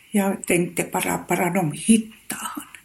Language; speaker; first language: Swedish; non-native, fluent; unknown